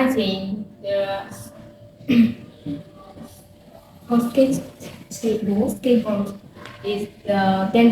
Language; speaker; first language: English; non-native, learner; Vietnamese